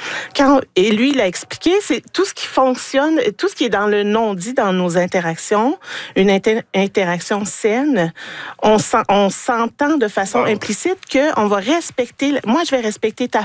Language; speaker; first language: French; native; French